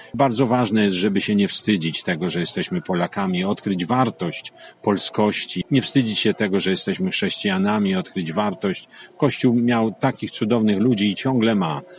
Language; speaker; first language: Polish; native; Polish